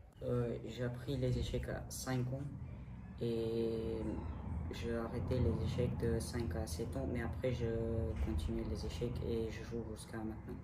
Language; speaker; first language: French; non-native, learner; Armenian